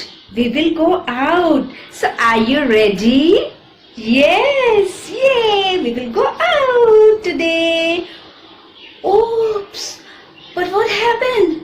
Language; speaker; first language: English; non-native, local second language; Hindi